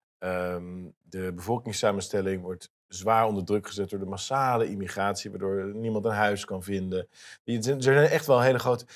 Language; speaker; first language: Dutch; native; Dutch